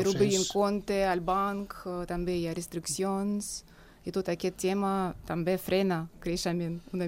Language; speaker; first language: Catalan; non-native, fluent; Russian